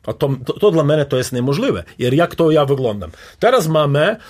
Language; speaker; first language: Polish; non-native, learner; Serbian